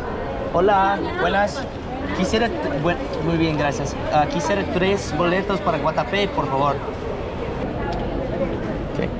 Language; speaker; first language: Spanish; non-native, learner; English